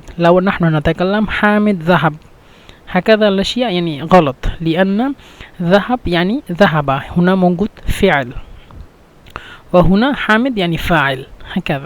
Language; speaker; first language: Arabic; non-native, fluent; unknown